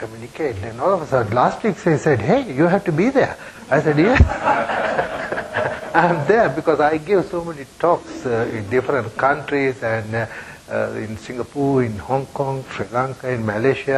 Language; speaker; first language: English; non-native, local second language; Sinhala